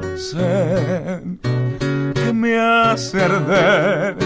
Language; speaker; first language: Spanish; native; Spanish